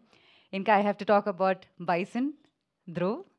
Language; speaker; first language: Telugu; non-native, local second language; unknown